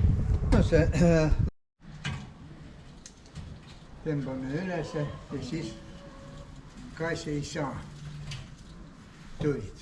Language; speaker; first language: Estonian; non-native, learner; Ukrainian